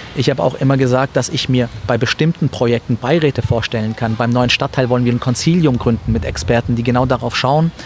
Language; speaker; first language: German; early bilingual, other home language; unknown